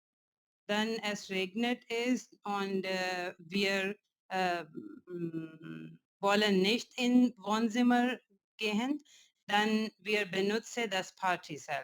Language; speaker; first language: German; non-native, learner; Urdu